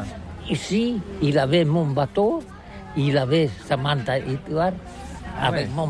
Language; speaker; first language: French; non-native, learner; Catalan